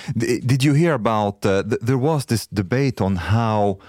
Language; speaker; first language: English; non-native, fluent; Arabic